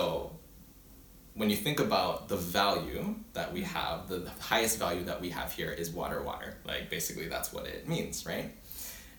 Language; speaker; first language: English; early bilingual, other home language; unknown